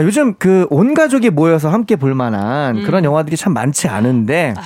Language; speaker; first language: Korean; native; Korean